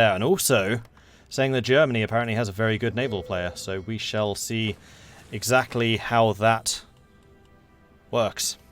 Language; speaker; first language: English; native; English